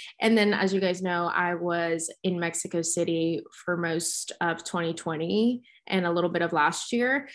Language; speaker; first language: English; early bilingual, other home language; Spanish